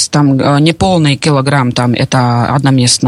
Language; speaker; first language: Russian; non-native, local second language; Latvian